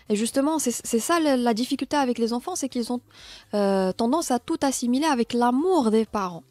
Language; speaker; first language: French; non-native, local second language; Arabic